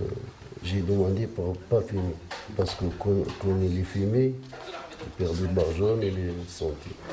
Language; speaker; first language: French; non-native, learner; Arabic